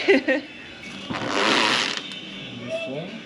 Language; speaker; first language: English; non-native, learner; Spanish